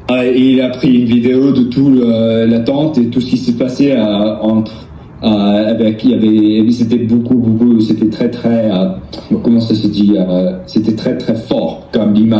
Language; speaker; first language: French; non-native, learner; English